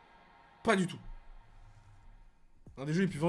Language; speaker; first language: French; native; French